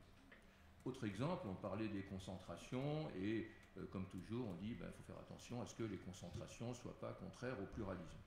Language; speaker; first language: French; native; French